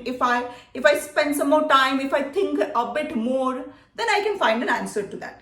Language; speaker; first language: English; non-native, local second language; Malayalam